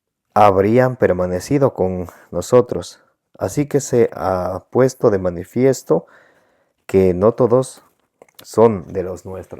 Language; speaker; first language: Spanish; native; Spanish